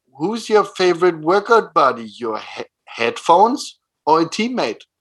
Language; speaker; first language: English; non-native, fluent; German